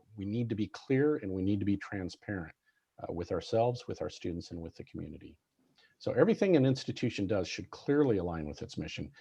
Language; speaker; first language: English; native; English